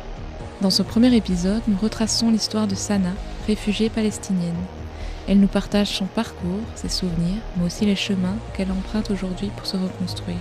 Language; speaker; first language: French; native; French